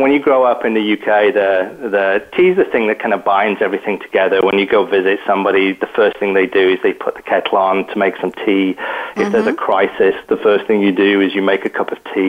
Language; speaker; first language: English; native; English